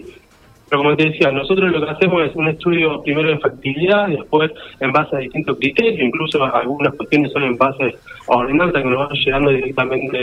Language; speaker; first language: Spanish; native; Spanish